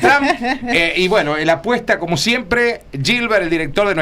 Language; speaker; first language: Spanish; native; Spanish